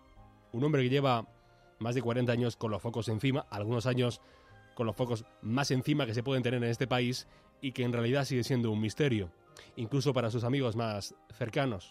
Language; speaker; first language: Spanish; native; Spanish